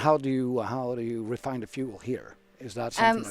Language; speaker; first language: English; non-native, fluent; Swedish